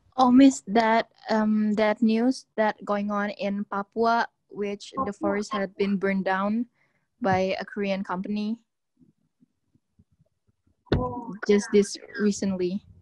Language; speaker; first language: English; non-native, learner; Indonesian